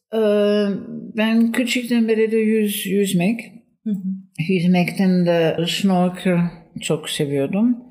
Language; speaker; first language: Turkish; non-native, fluent; German